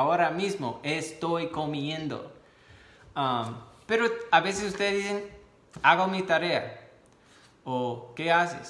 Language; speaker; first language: Spanish; non-native, fluent; English